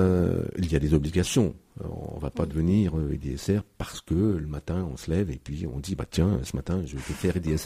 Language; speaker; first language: French; native; French